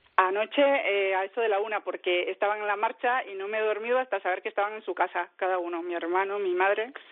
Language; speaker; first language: Spanish; native; Spanish